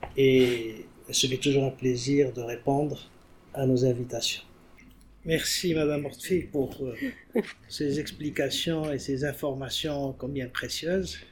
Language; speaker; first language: French; non-native, local second language; Arabic